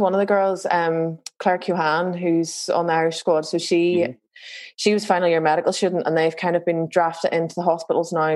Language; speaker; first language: English; native; English